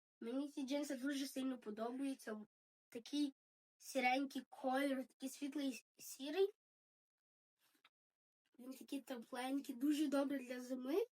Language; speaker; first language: Ukrainian; early bilingual, heritage; Ukrainian